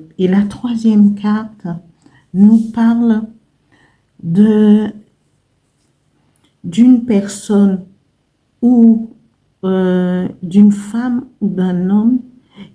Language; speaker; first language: French; native; French